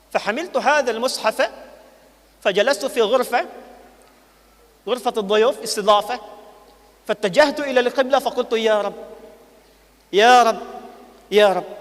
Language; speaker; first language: Arabic; non-native, fluent; Indonesian